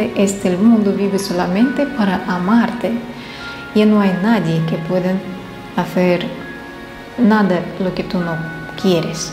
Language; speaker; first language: Spanish; non-native, fluent; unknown